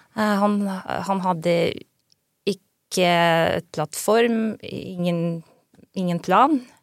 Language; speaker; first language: Norwegian; non-native, fluent; Belarusian